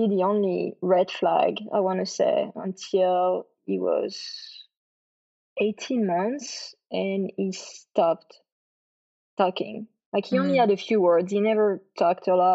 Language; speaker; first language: English; non-native, fluent; French